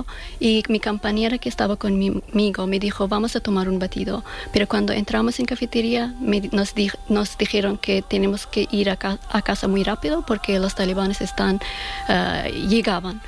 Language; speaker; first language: Spanish; non-native, fluent; Persian